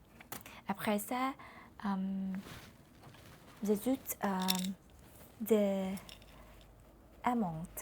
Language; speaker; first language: French; non-native, learner; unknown